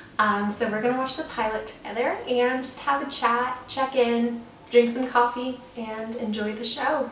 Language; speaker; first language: English; native; English